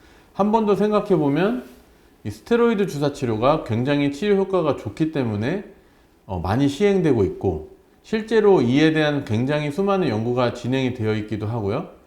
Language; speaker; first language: Korean; native; Korean